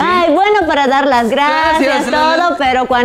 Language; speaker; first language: Spanish; native; Spanish